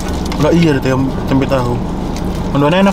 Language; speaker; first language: Indonesian; native; Indonesian